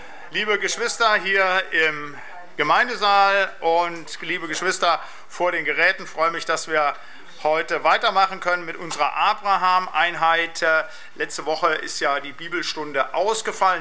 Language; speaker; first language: German; native; German